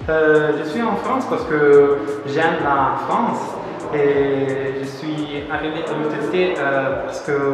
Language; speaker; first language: French; non-native, fluent; Italian